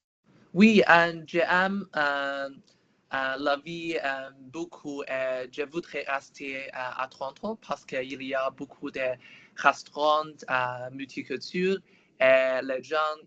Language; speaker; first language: French; non-native, learner; Chinese